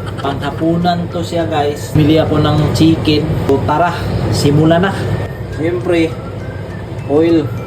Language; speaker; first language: Filipino; non-native, local second language; Cebuano